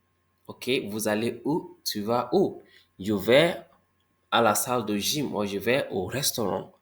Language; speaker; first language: French; non-native, fluent; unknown